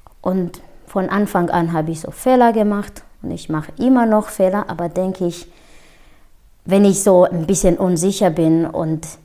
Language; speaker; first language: German; non-native, fluent; Kinyarwanda